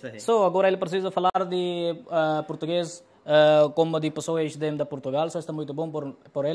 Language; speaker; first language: Portuguese; non-native, learner; Punjabi